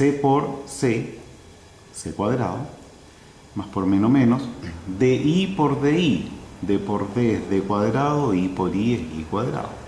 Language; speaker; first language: Spanish; native; Spanish